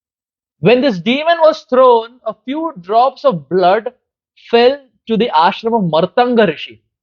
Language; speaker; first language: English; non-native, local second language; Hindi